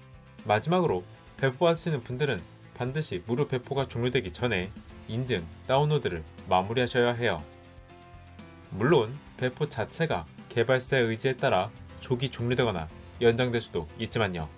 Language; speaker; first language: Korean; native; Korean